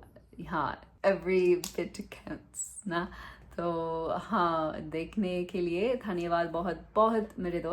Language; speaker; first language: Hindi; non-native, learner; English